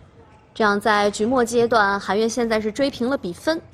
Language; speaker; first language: Chinese; native; Chinese